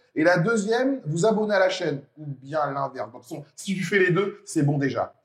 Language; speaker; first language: French; native; French